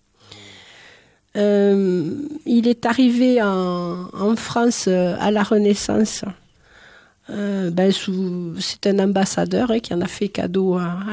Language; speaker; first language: French; native; French